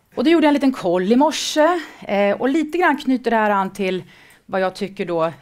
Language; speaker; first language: Swedish; native; Swedish